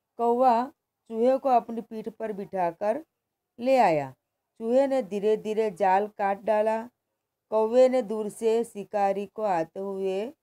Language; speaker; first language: Hindi; non-native, local second language; Gujarati